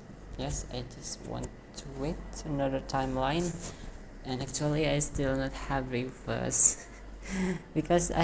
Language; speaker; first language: English; non-native, learner; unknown